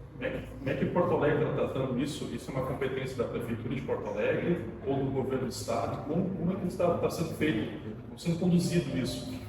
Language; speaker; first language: Portuguese; native; Portuguese